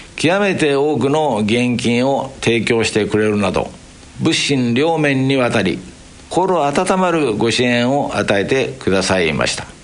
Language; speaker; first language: Japanese; native; Japanese